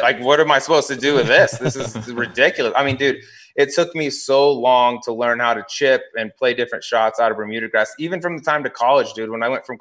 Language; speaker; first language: English; native; English